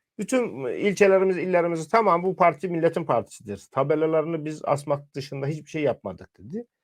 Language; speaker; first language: Turkish; native; Turkish